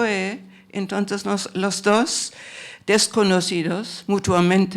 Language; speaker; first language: Spanish; non-native, fluent; German